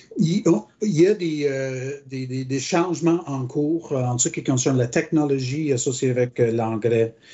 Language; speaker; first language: French; non-native, local second language; English